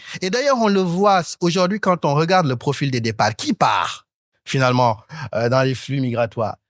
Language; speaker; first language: French; non-native, local second language; Wolof